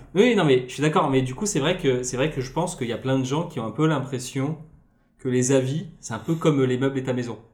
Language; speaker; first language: French; native; French